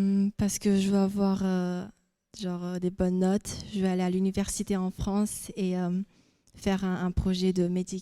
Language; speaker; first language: French; non-native, learner; Chinese